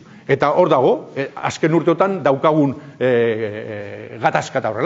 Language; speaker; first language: Basque; native; Basque